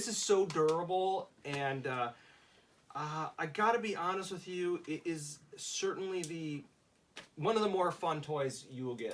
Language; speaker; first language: English; native; English